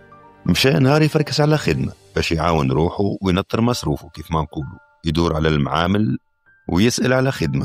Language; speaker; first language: Arabic; native; Arabic